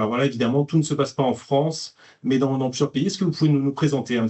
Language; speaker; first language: French; native; French